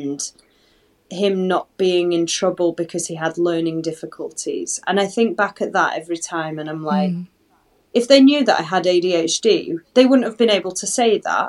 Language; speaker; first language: English; native; English